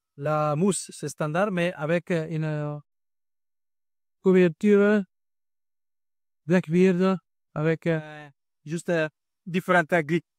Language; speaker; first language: French; non-native, learner; Italian